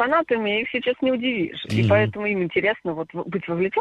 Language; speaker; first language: Russian; native; Russian